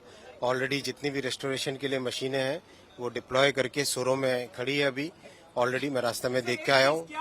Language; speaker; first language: Hindi; native; Hindi